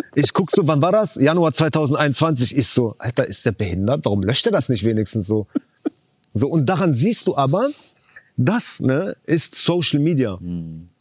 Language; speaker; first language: German; early bilingual, other home language; Chechen